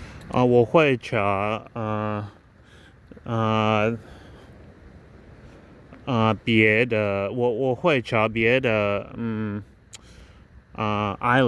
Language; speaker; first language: Chinese; non-native, learner; English